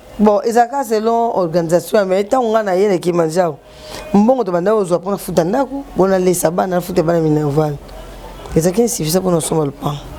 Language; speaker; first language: Lingala; native; Lingala